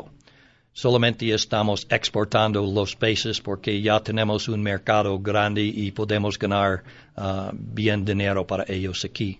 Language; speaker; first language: Spanish; non-native, learner; English